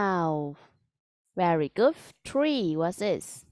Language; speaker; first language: English; non-native, fluent; Vietnamese